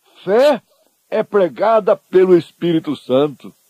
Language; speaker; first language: Portuguese; native; Portuguese